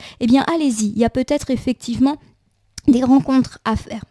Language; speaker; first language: French; native; French